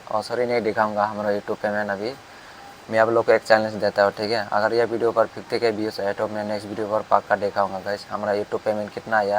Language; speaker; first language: Hindi; non-native, local second language; Kok Borok